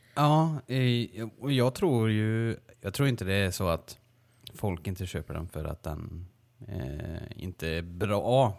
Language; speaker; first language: Swedish; native; Swedish